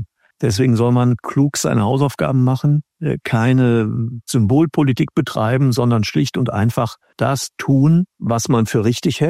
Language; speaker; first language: German; native; German